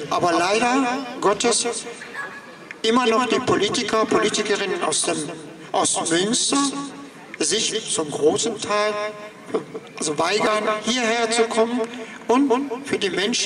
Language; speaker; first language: German; non-native, fluent; Persian